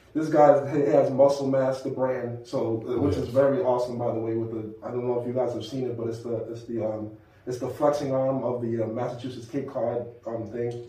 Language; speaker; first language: English; native; English